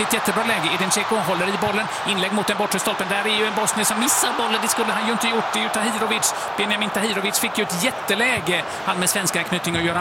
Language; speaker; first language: Swedish; native; Swedish